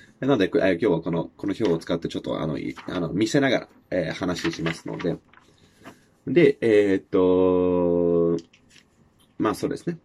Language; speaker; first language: Japanese; non-native, fluent; English